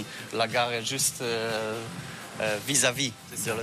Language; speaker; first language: French; non-native, learner; Polish